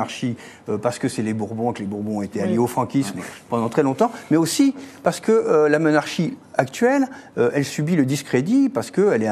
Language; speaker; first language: French; native; French